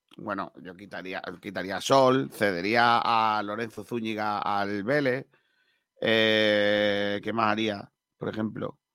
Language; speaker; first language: Spanish; native; Spanish